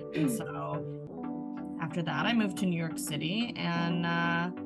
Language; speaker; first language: English; native; English